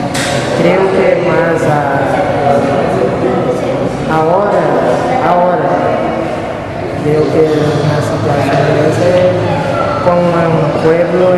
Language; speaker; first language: Spanish; non-native, learner; Portuguese